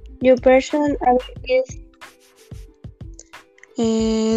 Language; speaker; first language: English; non-native, learner; Spanish